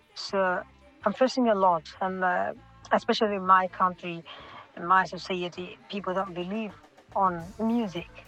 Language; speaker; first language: English; non-native, local second language; Swahili